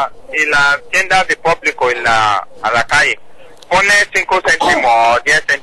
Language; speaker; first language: Spanish; non-native, learner; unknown